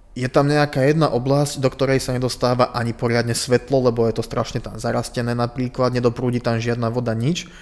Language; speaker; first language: Slovak; native; Slovak